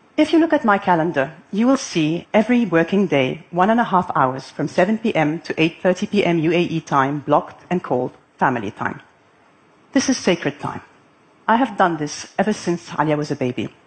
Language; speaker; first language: English; non-native, fluent; Arabic